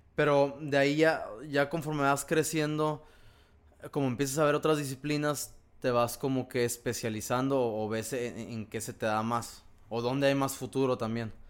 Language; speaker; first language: Spanish; native; Spanish